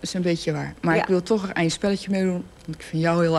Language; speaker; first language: Dutch; native; Dutch